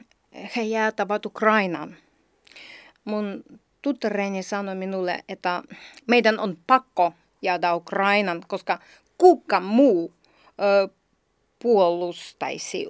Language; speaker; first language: Finnish; non-native, learner; Ukrainian